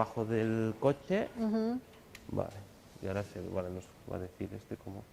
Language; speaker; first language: Spanish; native; Spanish